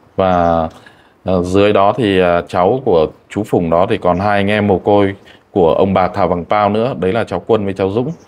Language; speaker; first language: Vietnamese; non-native, local second language; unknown